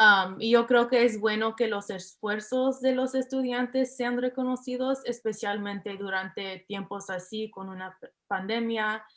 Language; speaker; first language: Spanish; early bilingual, heritage; English